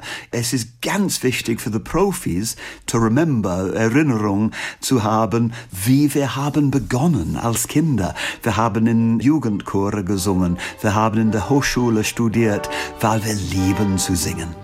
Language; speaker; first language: German; non-native, fluent; English